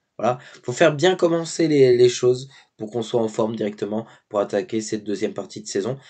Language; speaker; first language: French; native; French